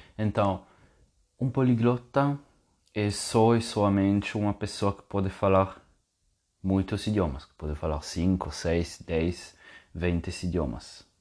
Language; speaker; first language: Portuguese; non-native, fluent; Italian